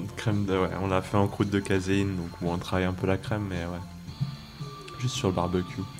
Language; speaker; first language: French; native; French